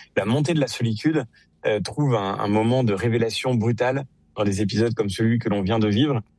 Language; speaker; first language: French; native; French